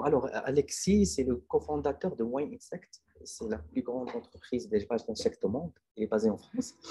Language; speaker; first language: French; non-native, local second language; Arabic